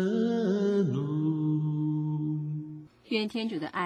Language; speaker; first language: Chinese; native; Chinese